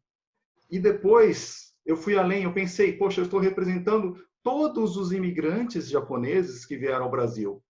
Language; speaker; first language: Portuguese; native; Portuguese